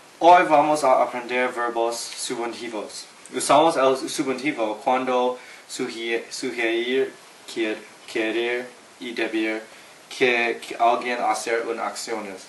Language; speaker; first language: Spanish; non-native, learner; English